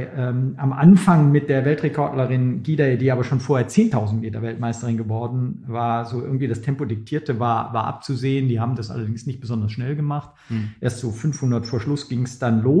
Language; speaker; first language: German; native; German